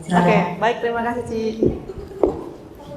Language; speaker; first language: Indonesian; native; Indonesian